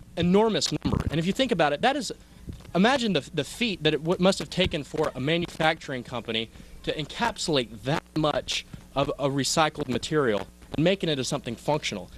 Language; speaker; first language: English; native; English